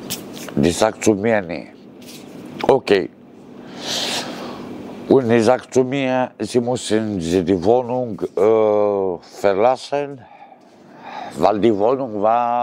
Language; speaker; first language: German; non-native, learner; Romanian